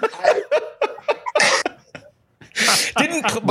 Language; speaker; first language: English; native; English